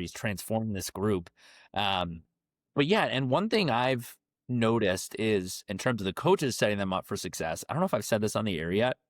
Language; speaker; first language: English; native; English